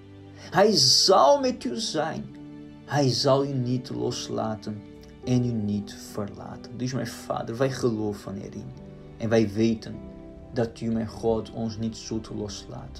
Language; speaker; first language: Dutch; non-native, fluent; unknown